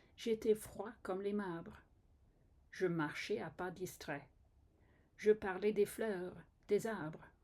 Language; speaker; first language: French; non-native, fluent; English